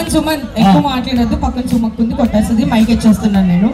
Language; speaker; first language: Telugu; native; Telugu